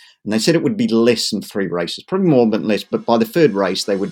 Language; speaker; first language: English; native; English